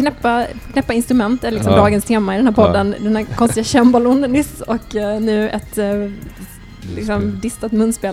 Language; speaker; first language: Swedish; native; Swedish